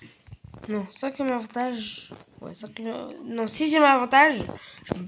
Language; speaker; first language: French; native; French